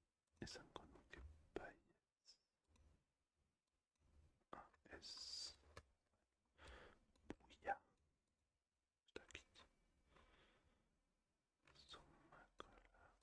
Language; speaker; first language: Basque; non-native, learner; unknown